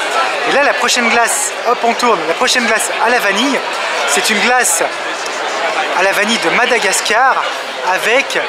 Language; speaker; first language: French; native; French